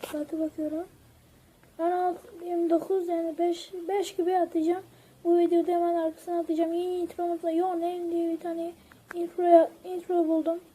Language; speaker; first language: Turkish; native; Turkish